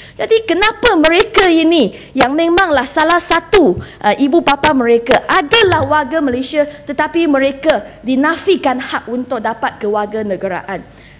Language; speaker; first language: Malay; non-native, local second language; Chinese